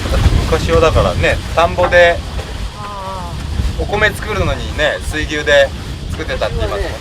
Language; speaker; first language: Japanese; native; Japanese